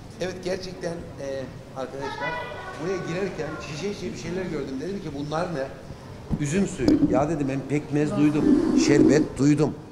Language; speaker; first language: Turkish; native; Turkish